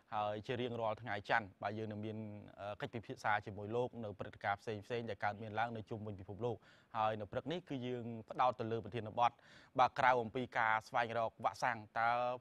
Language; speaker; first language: Khmer; native; Khmer